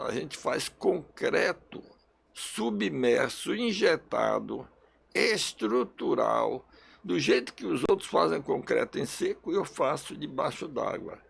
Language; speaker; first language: Portuguese; early bilingual, other home language; Russian